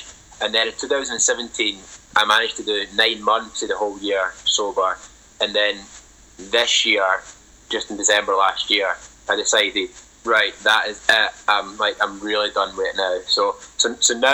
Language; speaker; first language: English; native; English